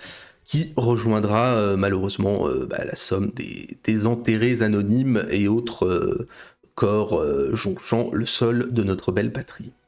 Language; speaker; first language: French; native; French